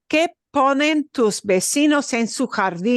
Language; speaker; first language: Spanish; non-native, fluent; English